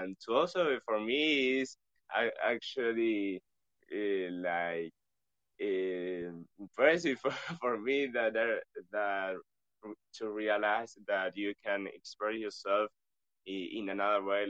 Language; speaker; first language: English; non-native, fluent; Spanish